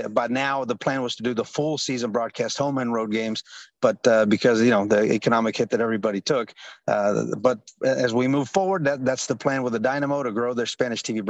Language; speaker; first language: English; early bilingual, other home language; Spanish